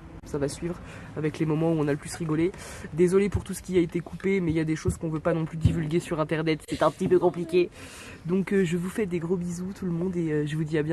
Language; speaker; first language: French; native; French